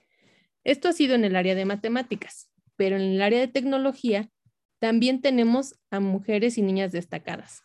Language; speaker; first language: Spanish; native; Spanish